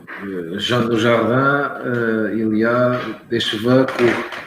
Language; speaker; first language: French; non-native, learner; Portuguese